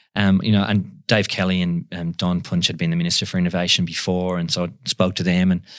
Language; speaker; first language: English; non-native, local second language; Irish